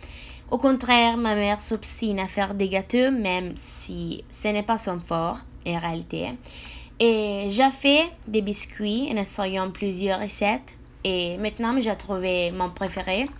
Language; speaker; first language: French; non-native, fluent; Italian